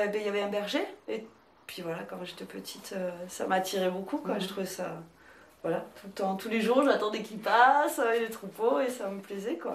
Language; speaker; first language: French; native; French